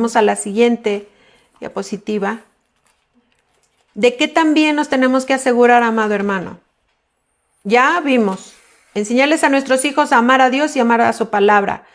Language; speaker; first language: Spanish; native; Spanish